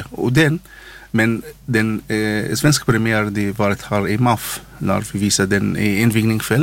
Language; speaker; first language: Swedish; non-native, learner; Arabic